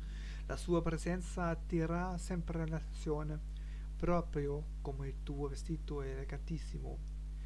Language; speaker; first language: Italian; non-native, learner; German